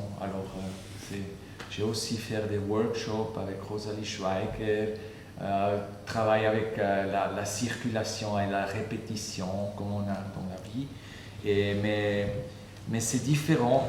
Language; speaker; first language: French; non-native, fluent; German